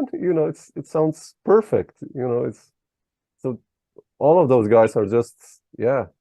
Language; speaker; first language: English; non-native, fluent; Slovenian